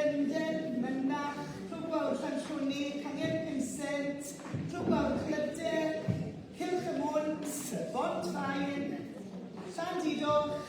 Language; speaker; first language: Welsh; native; Welsh